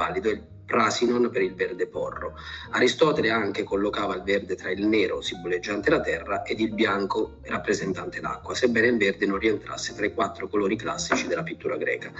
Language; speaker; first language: Italian; native; Italian